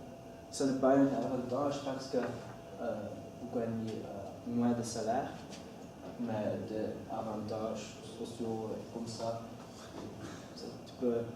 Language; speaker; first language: French; non-native, learner; Dutch